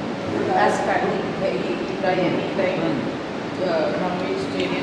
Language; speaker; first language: English; non-native, local second language; Gujarati